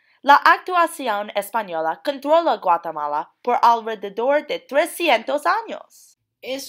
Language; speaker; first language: Spanish; non-native, learner; English